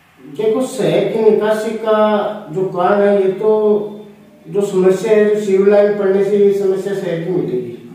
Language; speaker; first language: Hindi; native; Hindi